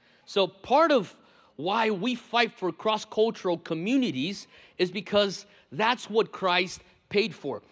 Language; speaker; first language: English; non-native, fluent; Portuguese